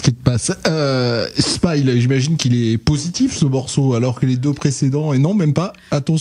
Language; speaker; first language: French; native; French